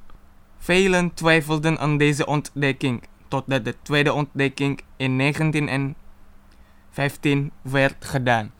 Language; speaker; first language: Dutch; non-native, fluent; Indonesian